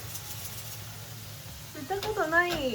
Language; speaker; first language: Japanese; non-native, learner; English